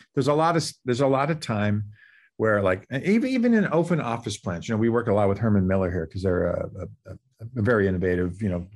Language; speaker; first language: English; native; English